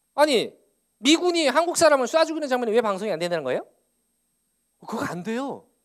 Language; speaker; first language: Korean; native; Korean